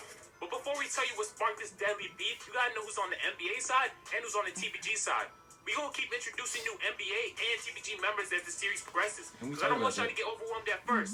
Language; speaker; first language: English; native; English